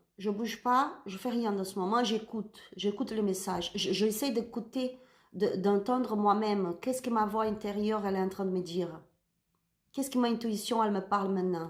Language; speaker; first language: French; non-native, learner; Spanish